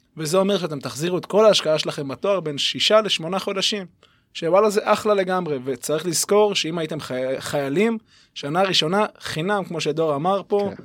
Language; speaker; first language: Hebrew; native; Hebrew